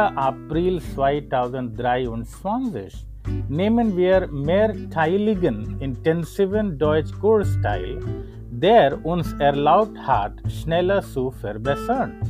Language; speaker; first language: German; non-native, learner; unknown